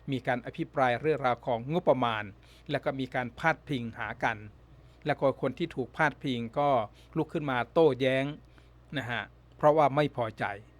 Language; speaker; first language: Thai; native; Thai